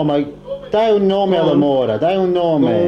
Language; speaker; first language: Italian; non-native, learner; English